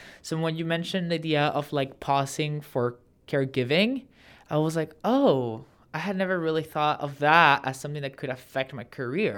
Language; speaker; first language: English; non-native, fluent; Spanish